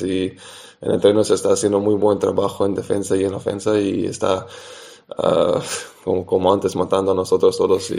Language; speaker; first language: Spanish; non-native, fluent; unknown